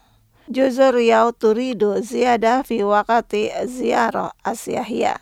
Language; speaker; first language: Arabic; non-native, fluent; Indonesian